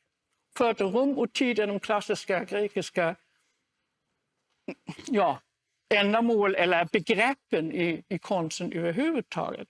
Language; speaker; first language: Swedish; non-native, fluent; German